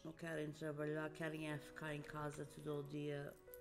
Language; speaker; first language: Portuguese; early bilingual, heritage; Portuguese